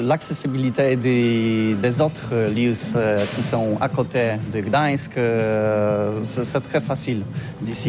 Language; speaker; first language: French; non-native, learner; Polish